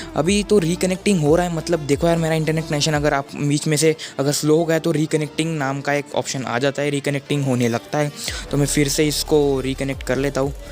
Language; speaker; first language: Hindi; non-native, local second language; Marathi